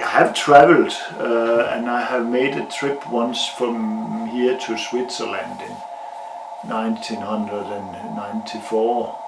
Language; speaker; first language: English; non-native, learner; Danish